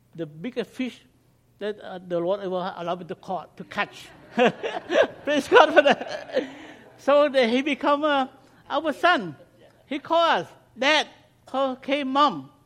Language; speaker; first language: English; non-native, learner; Khmer